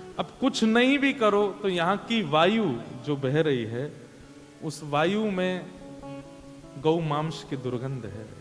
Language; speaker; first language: Hindi; native; Hindi